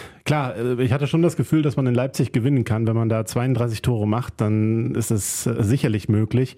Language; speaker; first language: German; native; German